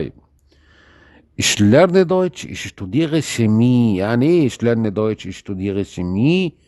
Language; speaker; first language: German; non-native, fluent; Arabic